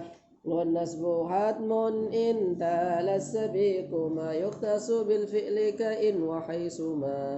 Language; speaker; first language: Arabic; non-native, fluent; Indonesian